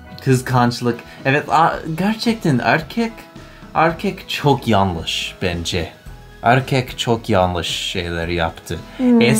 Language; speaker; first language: Turkish; non-native, learner; English